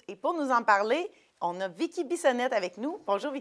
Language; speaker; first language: French; native; French